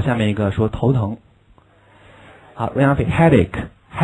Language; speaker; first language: Chinese; native; Chinese